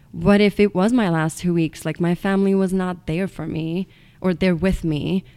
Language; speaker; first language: English; non-native, fluent; Estonian